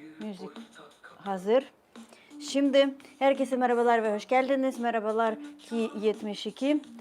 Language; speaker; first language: Turkish; non-native, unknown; Ukrainian